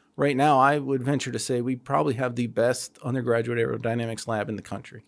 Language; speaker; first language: English; native; English